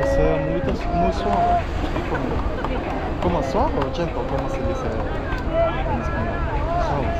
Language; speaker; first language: Portuguese; non-native, learner; Russian